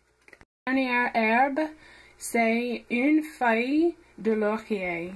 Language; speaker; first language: French; non-native, fluent; English